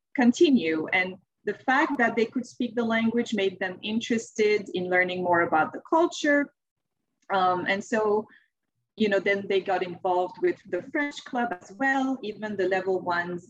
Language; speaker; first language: English; non-native, fluent; French